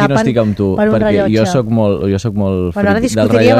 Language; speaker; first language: Catalan; native; Catalan